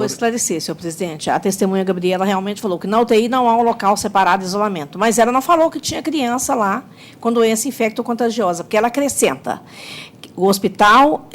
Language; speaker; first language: Portuguese; native; Portuguese